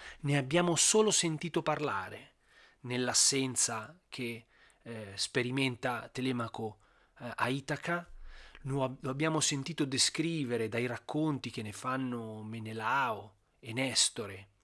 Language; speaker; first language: Italian; native; Italian